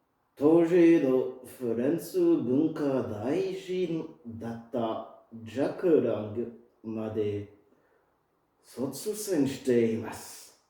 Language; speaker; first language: Japanese; non-native, fluent; French